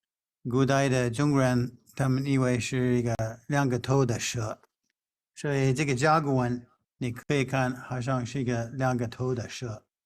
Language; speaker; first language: Chinese; non-native, fluent; English